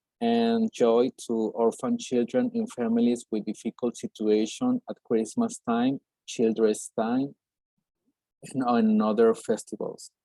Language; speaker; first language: English; non-native, learner; Spanish